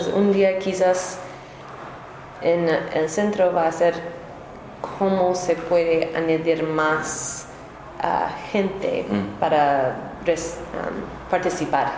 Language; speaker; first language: Spanish; non-native, learner; English